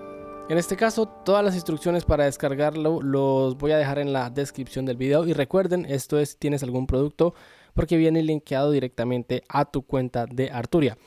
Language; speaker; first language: Spanish; native; Spanish